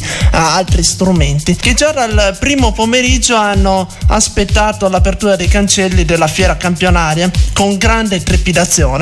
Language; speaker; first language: Italian; native; Italian